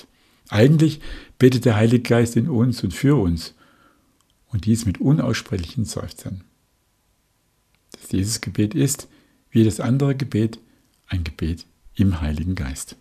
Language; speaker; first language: German; native; German